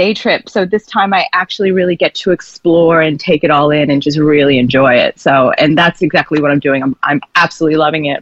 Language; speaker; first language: English; native; English